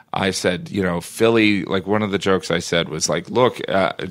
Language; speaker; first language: English; native; English